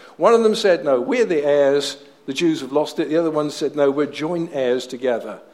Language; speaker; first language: English; native; English